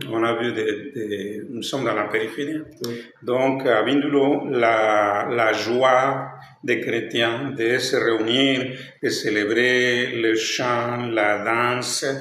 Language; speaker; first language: French; non-native, fluent; Spanish